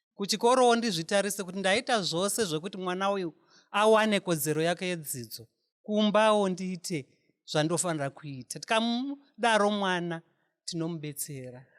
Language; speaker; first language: Shona; non-native, local second language; North Ndebele